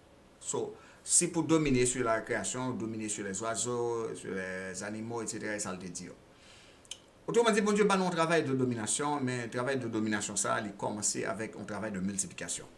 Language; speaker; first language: French; non-native, local second language; Haitian Creole